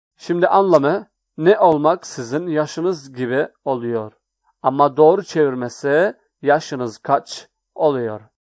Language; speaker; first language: Turkish; non-native, learner; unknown